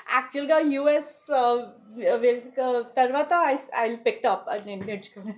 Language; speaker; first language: Telugu; non-native, learner; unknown